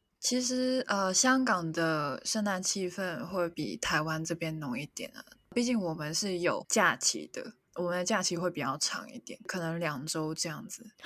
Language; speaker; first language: Chinese; non-native, local second language; Cantonese